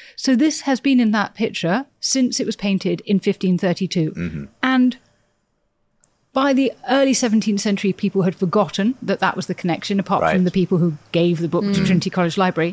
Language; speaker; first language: English; native; English